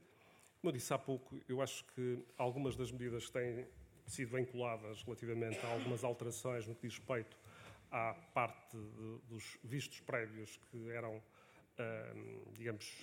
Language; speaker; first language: Portuguese; native; Portuguese